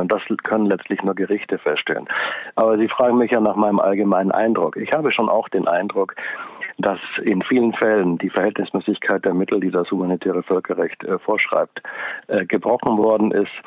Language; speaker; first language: German; native; German